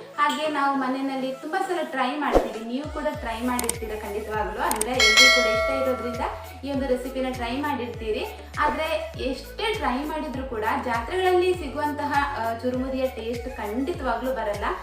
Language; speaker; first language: Kannada; non-native, local second language; Tulu